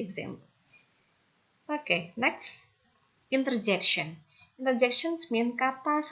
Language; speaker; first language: English; non-native, fluent; Indonesian